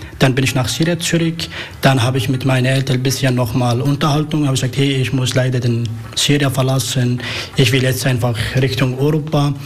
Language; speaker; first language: German; non-native, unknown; Arabic